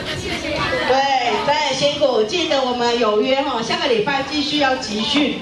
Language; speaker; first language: Chinese; native; Chinese